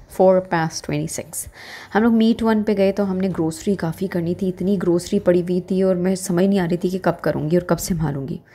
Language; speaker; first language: Urdu; native; Urdu